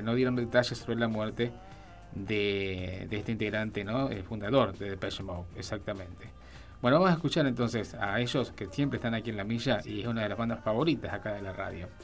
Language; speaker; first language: Spanish; native; Spanish